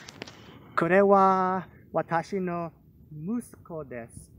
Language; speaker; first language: Japanese; non-native, learner; English